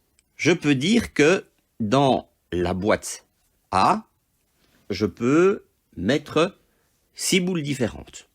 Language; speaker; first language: French; native; French